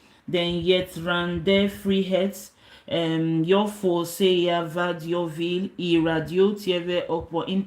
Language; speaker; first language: Swedish; non-native, learner; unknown